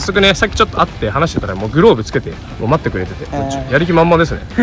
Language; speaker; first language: Japanese; native; Japanese